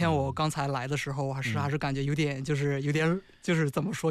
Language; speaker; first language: Chinese; native; Chinese